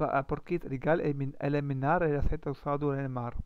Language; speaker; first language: Spanish; non-native, learner; German